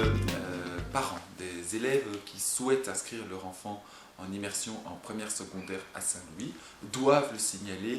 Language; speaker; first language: French; native; French